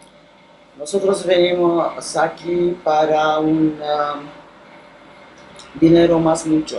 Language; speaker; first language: Spanish; non-native, learner; Romanian